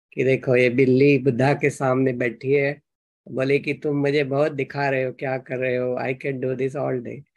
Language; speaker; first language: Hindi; non-native, local second language; Marathi